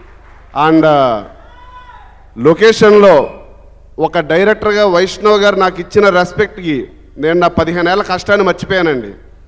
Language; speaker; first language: Telugu; native; Telugu